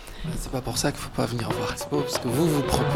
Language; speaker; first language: French; native; French